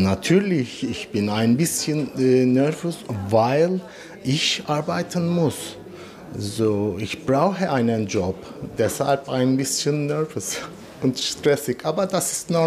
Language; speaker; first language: German; non-native, learner; Turkish